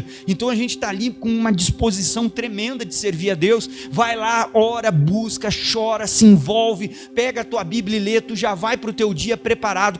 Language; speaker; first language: Portuguese; native; Portuguese